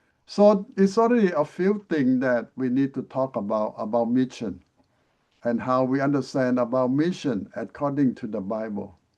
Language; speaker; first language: English; non-native, fluent; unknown